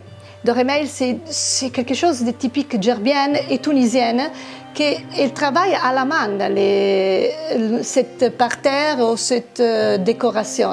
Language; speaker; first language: French; non-native, fluent; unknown